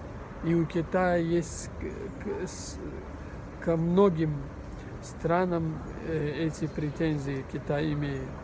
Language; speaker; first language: Russian; non-native, fluent; Persian